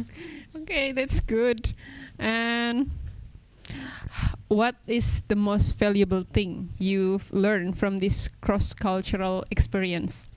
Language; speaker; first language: English; non-native, local second language; Indonesian